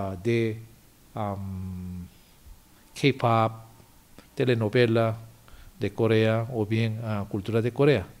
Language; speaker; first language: Spanish; non-native, fluent; Korean